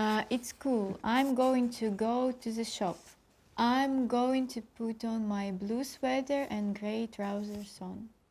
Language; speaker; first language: English; non-native, learner; Ukrainian